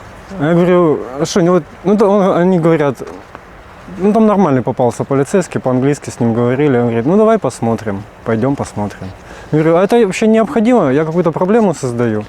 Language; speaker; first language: Russian; native; Russian